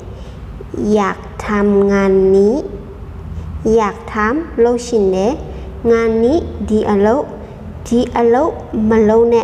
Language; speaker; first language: Thai; non-native, fluent; Burmese